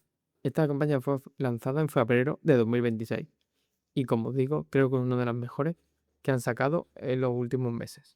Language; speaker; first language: Spanish; native; Spanish